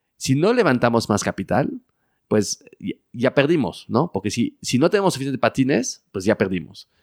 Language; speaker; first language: Spanish; early bilingual, heritage; French